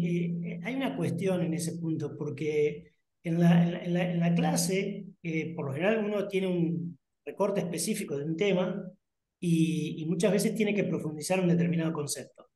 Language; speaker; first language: Spanish; native; Spanish